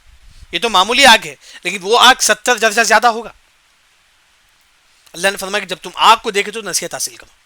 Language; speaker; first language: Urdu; non-native, local second language; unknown